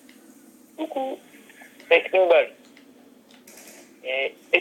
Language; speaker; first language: French; native; French